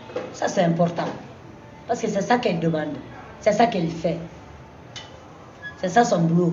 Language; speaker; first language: French; non-native, local second language; Susu